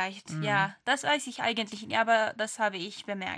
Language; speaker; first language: German; non-native, learner; Turkish